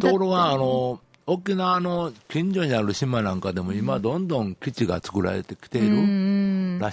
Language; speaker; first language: Japanese; native; Japanese